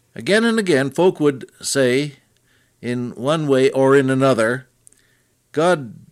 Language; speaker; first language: English; native; English